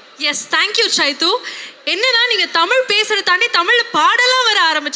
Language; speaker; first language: Tamil; native; Tamil